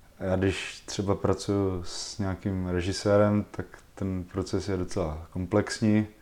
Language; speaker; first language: Czech; native; Czech